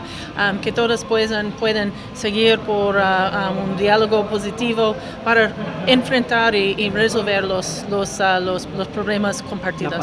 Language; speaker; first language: Spanish; non-native, fluent; English